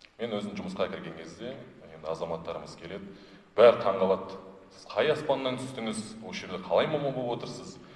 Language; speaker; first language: Kazakh; non-native, local second language; Russian